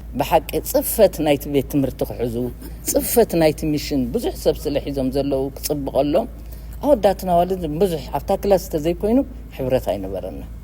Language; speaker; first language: Tigrinya; native; Tigrinya